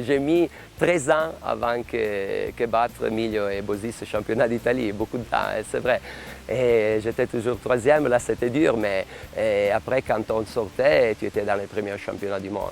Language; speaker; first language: French; non-native, local second language; Italian